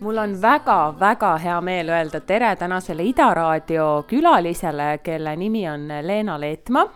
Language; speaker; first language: Estonian; native; Estonian